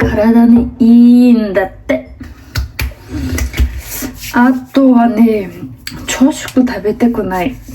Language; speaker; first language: Japanese; non-native, fluent; Mongolian